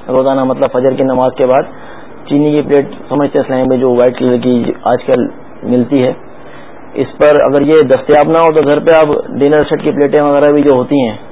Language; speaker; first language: Urdu; native; Urdu